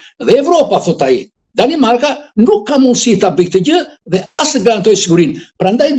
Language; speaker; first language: Albanian; native; Albanian